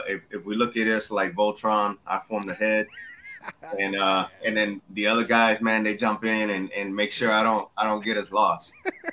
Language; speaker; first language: English; early bilingual, other home language; Spanish